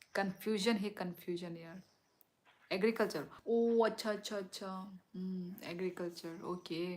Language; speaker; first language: Hindi; non-native, local second language; Kok Borok